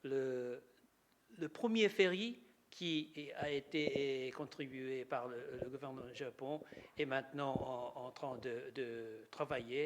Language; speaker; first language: French; non-native, learner; Japanese